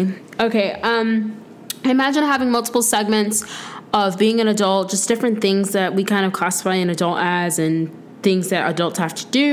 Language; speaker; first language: English; native; English